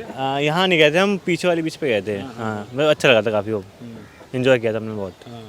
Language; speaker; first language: Hindi; native; Hindi